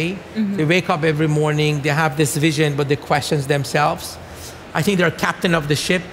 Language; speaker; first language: English; non-native, fluent; Persian